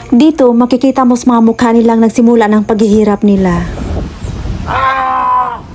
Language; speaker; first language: Filipino; native; Filipino